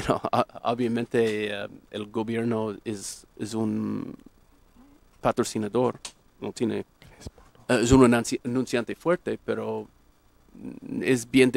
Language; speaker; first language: Spanish; non-native, fluent; English